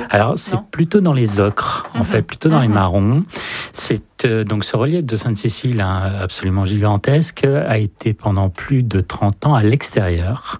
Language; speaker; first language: French; native; French